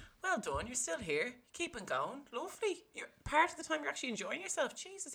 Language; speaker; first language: English; native; English